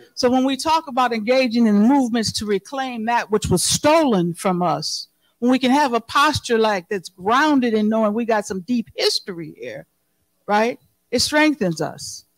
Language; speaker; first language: English; native; English